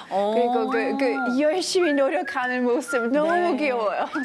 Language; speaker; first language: Korean; non-native, fluent; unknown